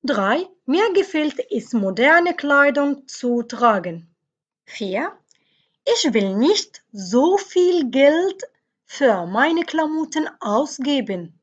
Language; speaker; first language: German; non-native, fluent; Arabic